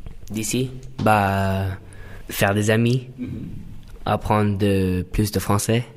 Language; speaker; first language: French; non-native, learner; English